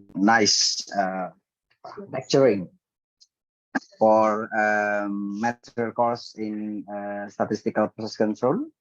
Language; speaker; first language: English; non-native, learner; Indonesian